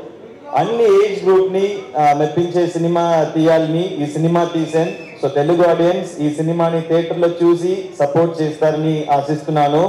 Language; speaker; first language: Telugu; non-native, learner; Tamil